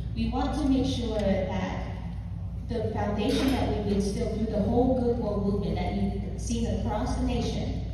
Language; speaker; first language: English; native; English